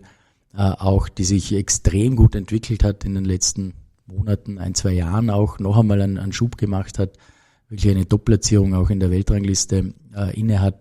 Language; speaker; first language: German; native; German